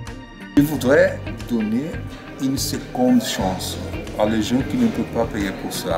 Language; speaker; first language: French; non-native, fluent; Portuguese